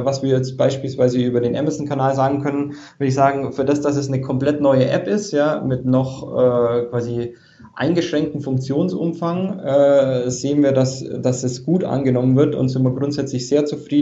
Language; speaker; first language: German; native; German